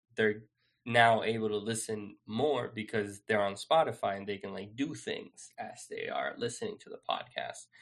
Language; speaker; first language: English; non-native, fluent; Spanish